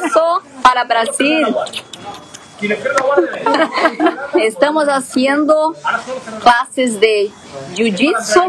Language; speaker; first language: Spanish; non-native, learner; Portuguese